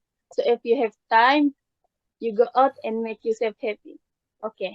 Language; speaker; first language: English; non-native, learner; Malay